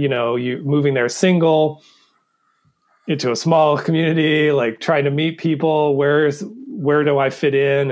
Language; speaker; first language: English; native; English